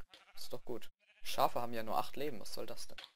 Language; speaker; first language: German; native; German